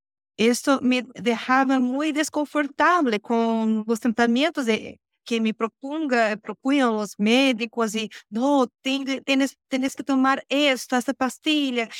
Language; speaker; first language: Spanish; non-native, learner; Portuguese